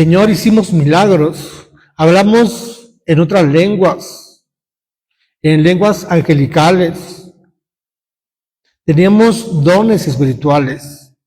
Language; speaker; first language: Spanish; native; Spanish